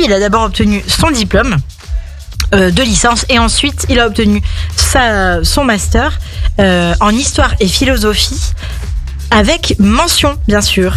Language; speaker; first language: French; native; French